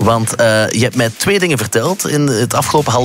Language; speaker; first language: Dutch; native; Dutch